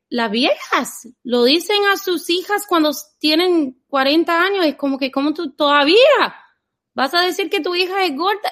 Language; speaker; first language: Spanish; non-native, fluent; English